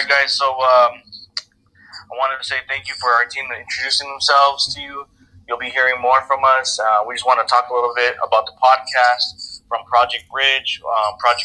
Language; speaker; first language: English; native; English